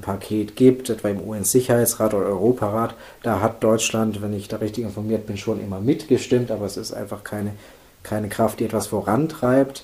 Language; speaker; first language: German; native; German